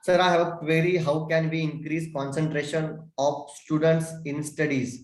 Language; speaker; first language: Hindi; non-native, local second language; Marathi